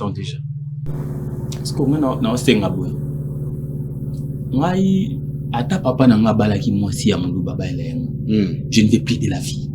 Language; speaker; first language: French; non-native, local second language; Lingala